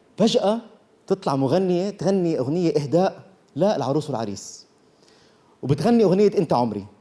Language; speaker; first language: Arabic; early bilingual, other home language; Korean